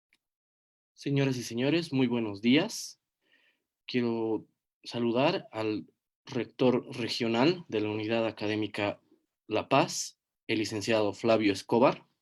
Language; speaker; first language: Spanish; native; Spanish